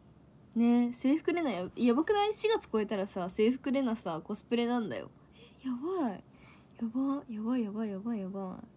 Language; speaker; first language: Japanese; native; Japanese